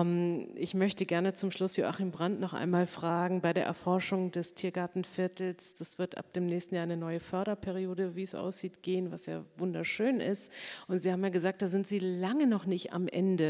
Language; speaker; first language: German; native; German